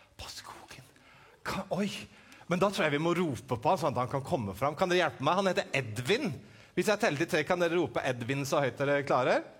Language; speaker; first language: Norwegian; native; Norwegian